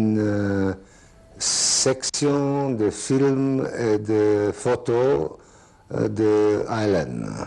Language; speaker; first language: French; non-native, fluent; Serbian